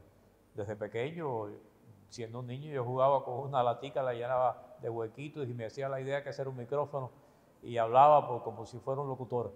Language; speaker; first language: Spanish; native; Spanish